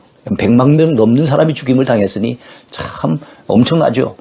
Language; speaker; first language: Korean; native; Korean